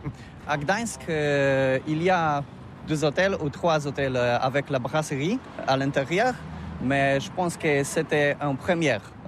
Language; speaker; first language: French; non-native, learner; Polish